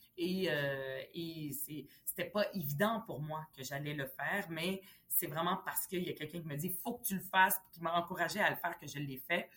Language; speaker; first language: French; early bilingual, other home language; Arabic